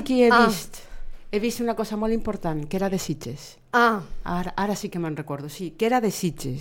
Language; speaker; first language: Catalan; non-native, fluent; Spanish